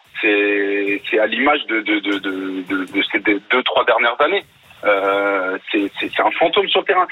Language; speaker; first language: French; early bilingual, other home language; Arabic